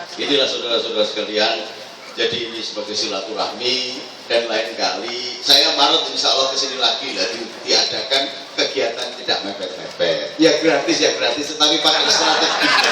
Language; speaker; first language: Indonesian; non-native, local second language; Javanese